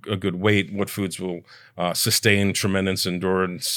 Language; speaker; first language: English; early bilingual, other home language; Italian